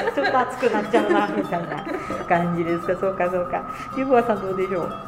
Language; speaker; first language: Japanese; native; Japanese